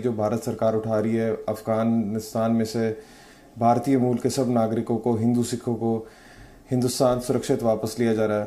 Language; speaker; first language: Hindi; native; Hindi